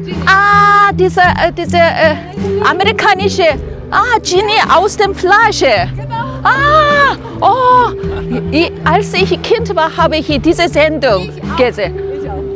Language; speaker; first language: German; non-native, fluent; Korean